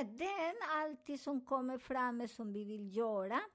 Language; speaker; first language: Swedish; non-native, learner; Spanish